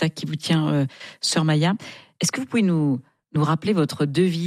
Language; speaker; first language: French; native; French